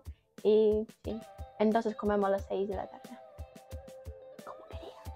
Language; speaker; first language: Spanish; non-native, learner; Ukrainian